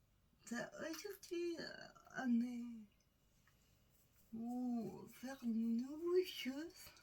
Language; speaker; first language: French; non-native, learner; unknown